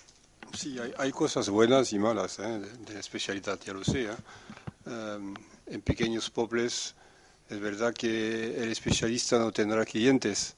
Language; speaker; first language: Spanish; non-native, fluent; French